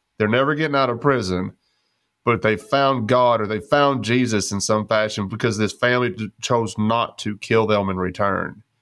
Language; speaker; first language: English; native; English